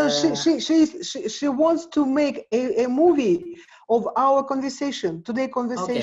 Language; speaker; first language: English; non-native, fluent; Russian